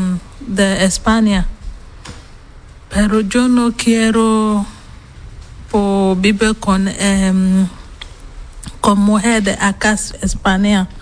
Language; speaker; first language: Spanish; non-native, learner; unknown